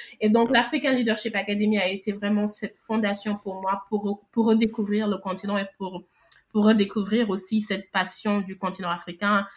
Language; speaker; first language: French; non-native, local second language; Wolof